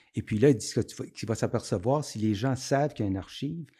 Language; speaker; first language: French; native; French